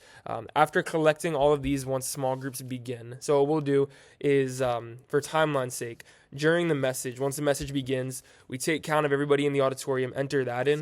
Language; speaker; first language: English; native; English